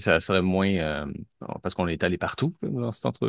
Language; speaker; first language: French; native; French